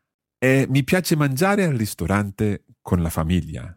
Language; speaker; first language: Italian; non-native, fluent; English